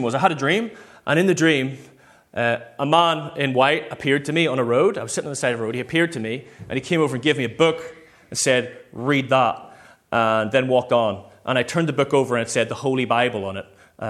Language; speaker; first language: English; native; English